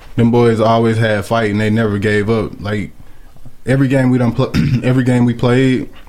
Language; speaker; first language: English; native; English